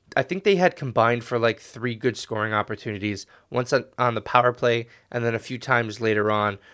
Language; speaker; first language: English; native; English